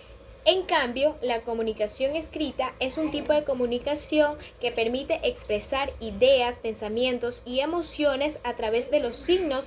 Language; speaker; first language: Spanish; native; Spanish